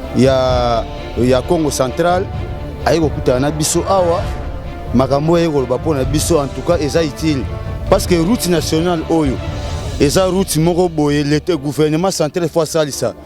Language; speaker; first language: Lingala; non-native, local second language; Kongo